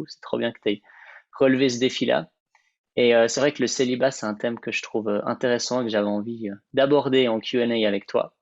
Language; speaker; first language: French; native; French